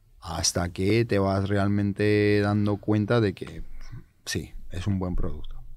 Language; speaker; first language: Spanish; non-native, fluent; Georgian